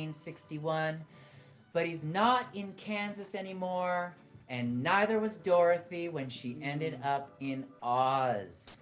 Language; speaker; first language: English; native; English